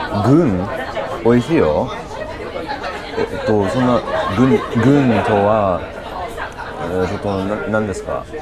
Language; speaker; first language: Japanese; non-native, learner; English